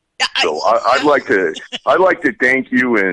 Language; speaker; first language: English; native; English